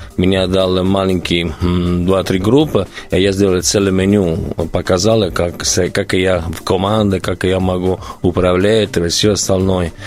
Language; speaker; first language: Russian; non-native, learner; Italian